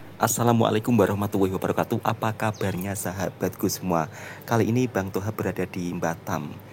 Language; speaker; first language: Indonesian; native; Indonesian